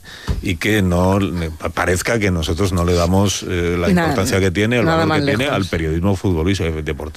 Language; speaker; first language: Spanish; native; Spanish